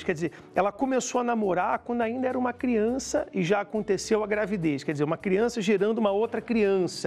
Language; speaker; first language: Portuguese; native; Portuguese